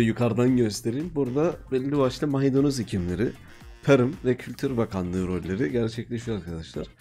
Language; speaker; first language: Turkish; native; Turkish